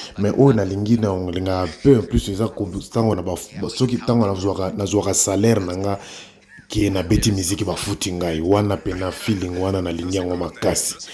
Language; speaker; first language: Lingala; non-native, local second language; Swahili